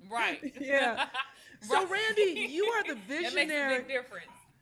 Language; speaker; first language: English; native; English